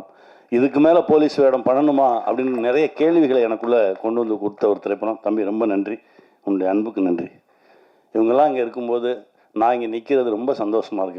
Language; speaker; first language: Tamil; native; Tamil